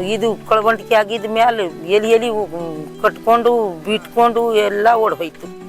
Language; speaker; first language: Kannada; non-native, local second language; Lambadi